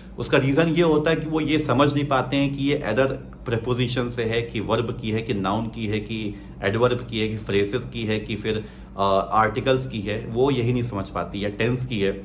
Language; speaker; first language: Hindi; native; Hindi